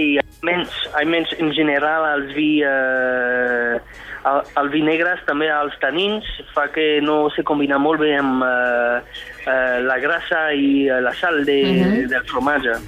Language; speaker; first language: Catalan; non-native, fluent; French